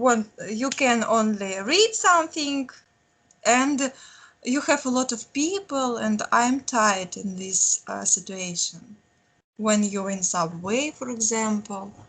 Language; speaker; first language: English; non-native, learner; Russian